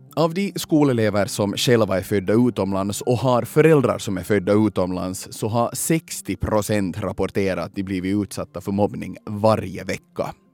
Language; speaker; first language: Swedish; native; Swedish